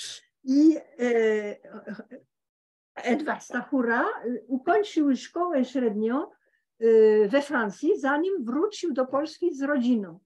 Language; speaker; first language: Polish; early bilingual, heritage; Polish